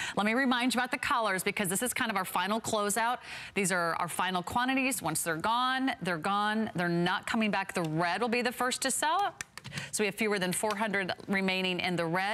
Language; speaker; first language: English; native; English